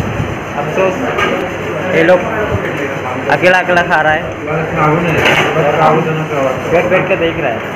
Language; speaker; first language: Hindi; non-native, local second language; Assamese